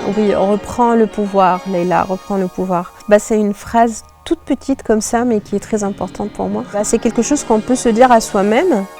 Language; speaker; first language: French; non-native, local second language; Arabic